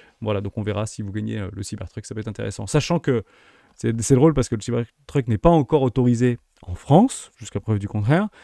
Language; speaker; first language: French; native; French